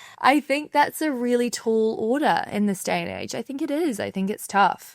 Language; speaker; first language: English; native; English